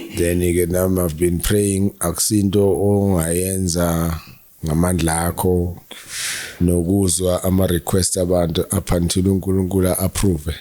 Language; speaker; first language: Zulu; native; Zulu